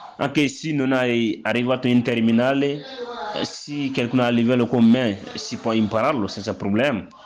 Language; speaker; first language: Italian; non-native, learner; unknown